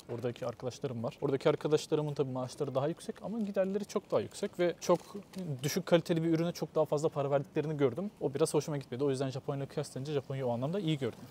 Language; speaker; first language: Turkish; native; Turkish